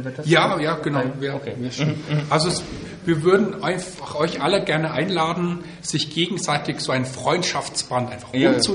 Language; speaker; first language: German; native; German